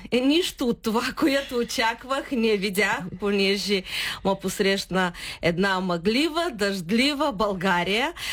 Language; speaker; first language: Bulgarian; early bilingual, heritage; Bulgarian